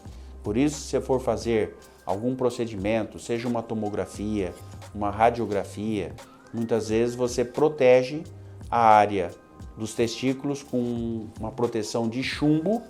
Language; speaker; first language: Portuguese; native; Portuguese